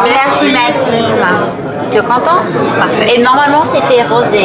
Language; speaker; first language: French; non-native, fluent; English